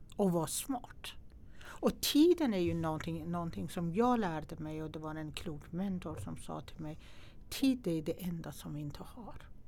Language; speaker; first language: Swedish; non-native, fluent; Persian